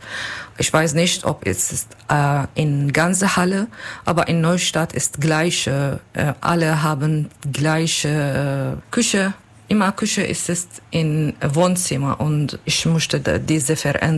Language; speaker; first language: German; non-native, learner; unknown